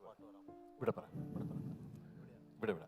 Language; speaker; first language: Malayalam; native; Malayalam